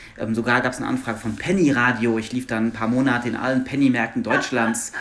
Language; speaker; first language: German; non-native, local second language; Luxembourgish